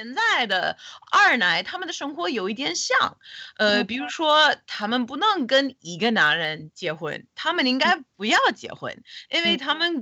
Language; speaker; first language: Chinese; non-native, fluent; English